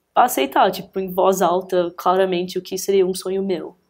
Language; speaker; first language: Portuguese; early bilingual, heritage; English